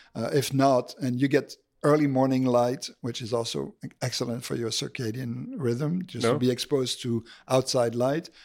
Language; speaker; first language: English; non-native, fluent; French